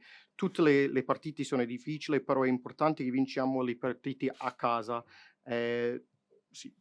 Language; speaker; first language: Italian; non-native, fluent; English